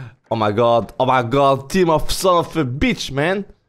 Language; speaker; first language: English; non-native, learner; French